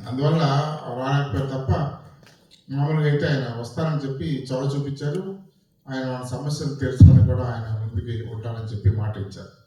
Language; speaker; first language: Telugu; native; Telugu